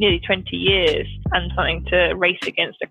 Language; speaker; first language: English; native; English